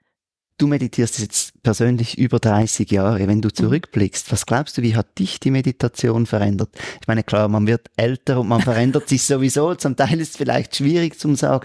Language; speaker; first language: German; native; German